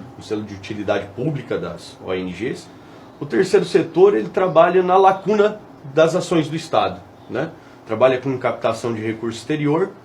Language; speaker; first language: Portuguese; native; Portuguese